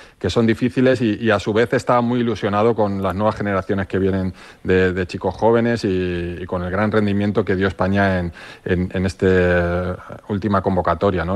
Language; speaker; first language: Spanish; native; Spanish